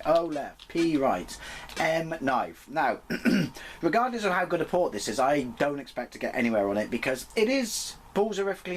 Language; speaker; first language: English; native; English